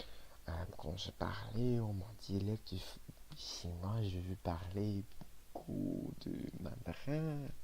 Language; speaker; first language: French; non-native, learner; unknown